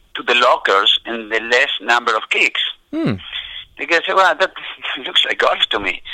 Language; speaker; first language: English; non-native, fluent; Spanish